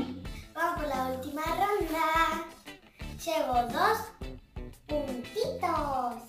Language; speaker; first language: Spanish; native; Spanish